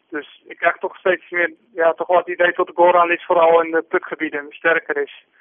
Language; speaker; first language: Dutch; native; Dutch